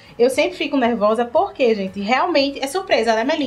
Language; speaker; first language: Portuguese; native; Portuguese